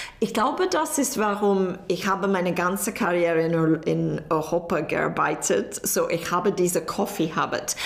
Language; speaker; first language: German; non-native, learner; English